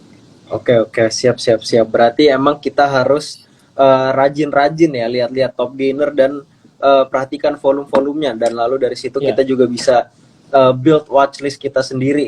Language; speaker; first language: Indonesian; native; Indonesian